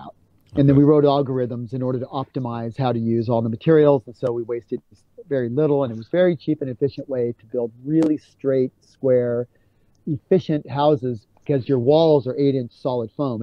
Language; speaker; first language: English; native; English